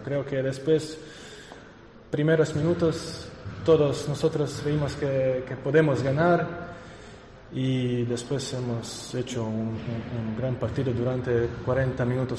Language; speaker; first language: Spanish; non-native, fluent; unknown